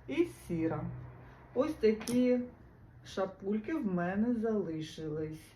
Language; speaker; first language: Ukrainian; non-native, local second language; Russian